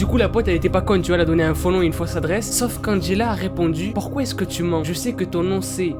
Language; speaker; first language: French; native; French